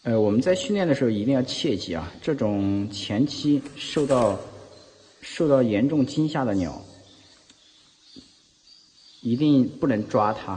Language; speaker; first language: Chinese; native; Chinese